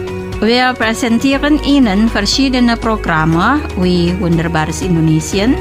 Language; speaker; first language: German; non-native, fluent; Indonesian